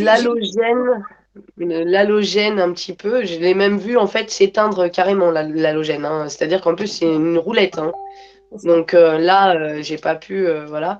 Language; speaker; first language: French; native; French